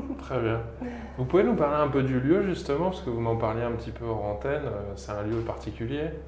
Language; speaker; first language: French; native; French